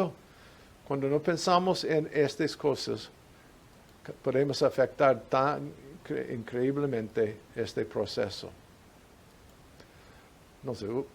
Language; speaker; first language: Spanish; non-native, fluent; English